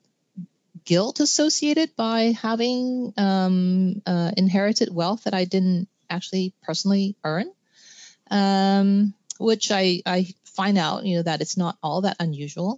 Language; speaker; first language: English; non-native, local second language; Cantonese